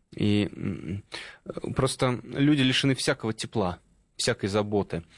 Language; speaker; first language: Russian; native; Russian